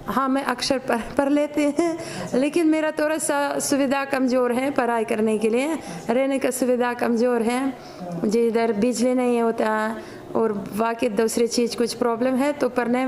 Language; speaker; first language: Hindi; non-native, fluent; Ukrainian